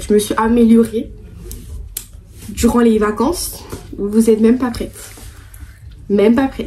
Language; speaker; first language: French; native; French